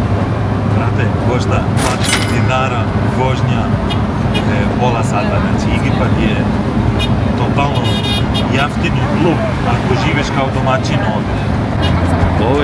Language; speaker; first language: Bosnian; early bilingual, heritage; Bosnian